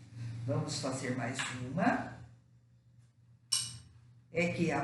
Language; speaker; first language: Portuguese; native; Portuguese